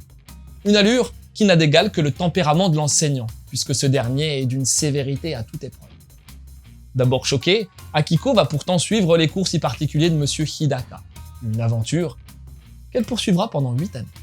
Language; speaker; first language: French; native; French